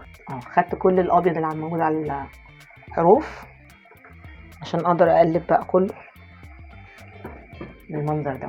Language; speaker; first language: Arabic; native; Arabic